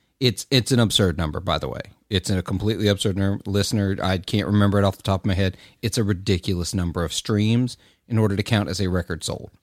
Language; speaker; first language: English; native; English